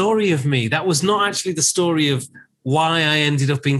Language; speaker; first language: English; native; English